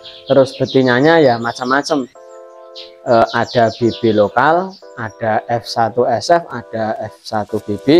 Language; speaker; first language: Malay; non-native, local second language; Javanese